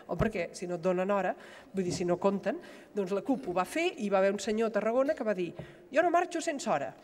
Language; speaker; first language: Catalan; native; Catalan